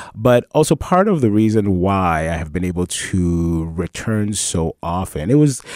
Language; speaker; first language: English; early bilingual, other home language; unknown